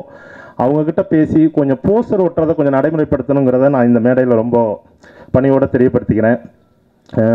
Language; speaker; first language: Tamil; native; Tamil